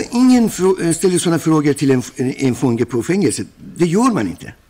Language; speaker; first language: Swedish; non-native, fluent; Persian